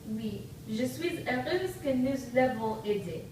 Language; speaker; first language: French; non-native, learner; English